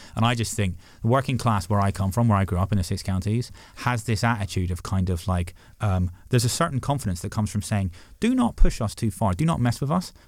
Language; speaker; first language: English; native; English